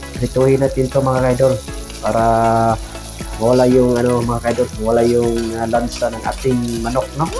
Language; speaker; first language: Filipino; non-native, local second language; Cebuano